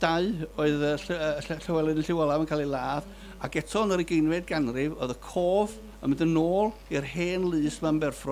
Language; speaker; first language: Welsh; native; Welsh